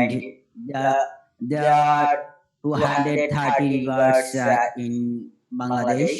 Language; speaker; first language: English; non-native, learner; Bangla